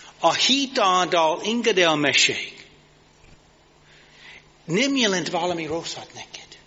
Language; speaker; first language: Hungarian; non-native, fluent; English